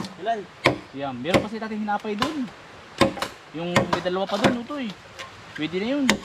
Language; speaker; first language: Filipino; native; Filipino